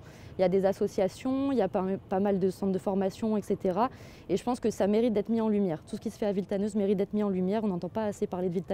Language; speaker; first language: French; native; French